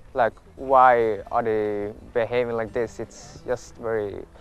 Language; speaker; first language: English; early bilingual, other home language; Swedish